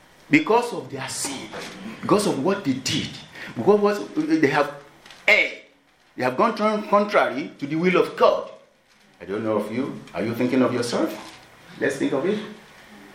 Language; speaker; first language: English; non-native, local second language; Yoruba